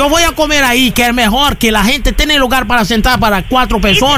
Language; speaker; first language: Spanish; non-native, learner; Portuguese